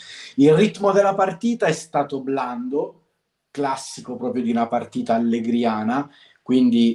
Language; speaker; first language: Italian; native; Italian